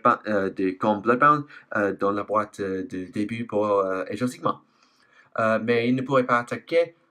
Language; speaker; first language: French; non-native, fluent; English